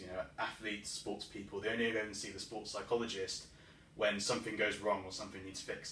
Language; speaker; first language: English; native; English